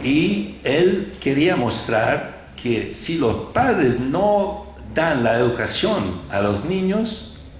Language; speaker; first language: Spanish; non-native, fluent; English